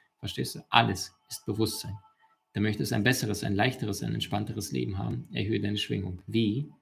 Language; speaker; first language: German; early bilingual, other home language; Russian